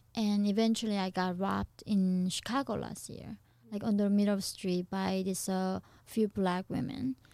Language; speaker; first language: English; non-native, fluent; Korean